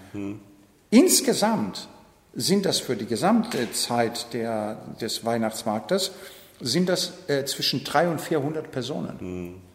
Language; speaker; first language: German; non-native, fluent; Greek